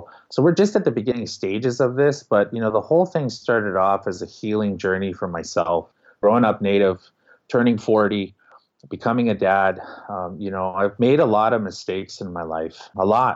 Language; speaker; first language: English; native; English